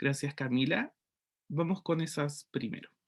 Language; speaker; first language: Spanish; native; Spanish